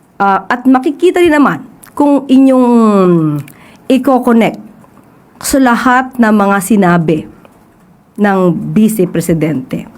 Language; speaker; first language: Filipino; native; Filipino